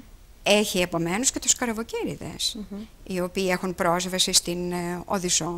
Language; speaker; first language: Greek; native; Greek